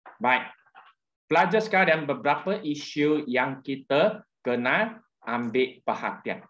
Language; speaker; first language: Malay; non-native, local second language; Chinese